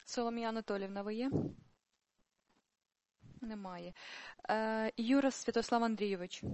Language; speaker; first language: Ukrainian; native; Ukrainian